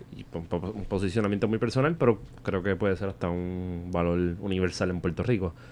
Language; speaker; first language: Spanish; native; Spanish